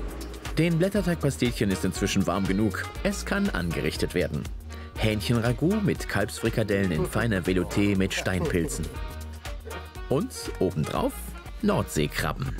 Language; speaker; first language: German; native; German